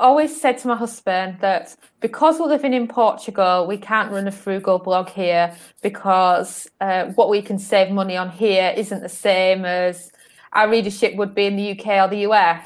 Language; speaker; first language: English; native; English